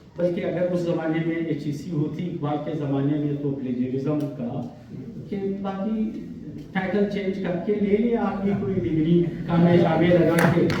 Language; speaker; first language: Urdu; non-native, local second language; Pashto